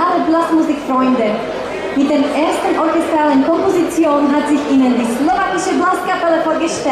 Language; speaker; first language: German; non-native, fluent; Slovak